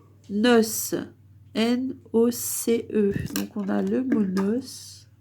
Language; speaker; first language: French; native; French